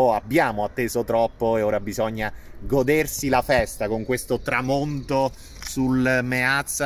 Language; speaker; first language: Italian; native; Italian